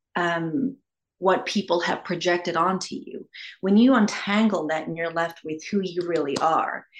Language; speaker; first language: English; native; English